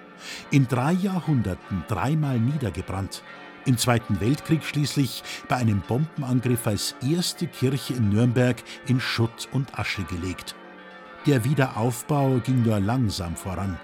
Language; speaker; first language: German; native; German